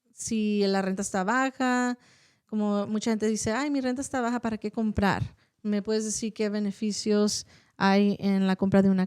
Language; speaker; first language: Spanish; early bilingual, heritage; Spanish